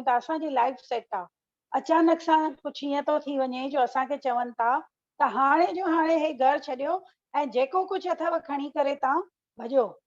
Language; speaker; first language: Sindhi; early bilingual, heritage; Sindhi